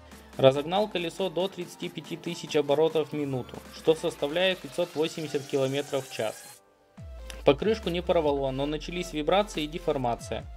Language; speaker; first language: Russian; native; Russian